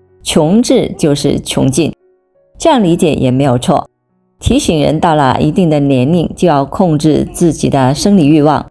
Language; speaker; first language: Chinese; native; Chinese